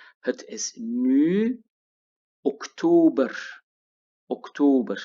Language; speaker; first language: Dutch; non-native, fluent; Turkish